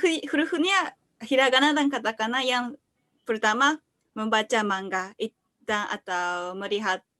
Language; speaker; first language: Indonesian; non-native, learner; Japanese